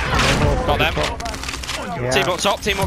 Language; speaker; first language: English; native; English